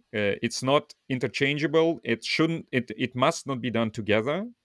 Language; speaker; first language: English; non-native, fluent; Russian